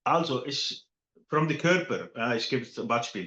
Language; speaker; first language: German; non-native, fluent; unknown